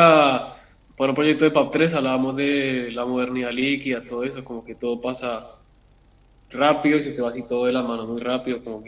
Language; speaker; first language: Spanish; native; Spanish